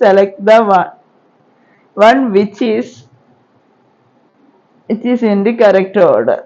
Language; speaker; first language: English; non-native, local second language; Malayalam